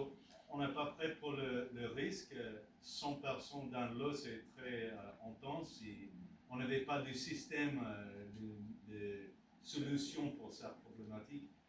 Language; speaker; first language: French; non-native, learner; English